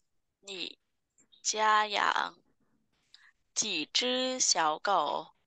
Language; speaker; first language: Chinese; non-native, fluent; Vietnamese